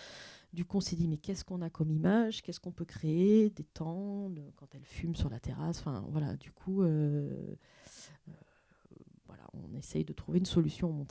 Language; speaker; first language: French; native; French